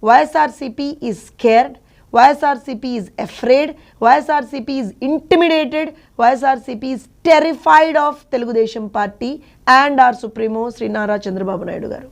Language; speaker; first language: English; non-native, local second language; Telugu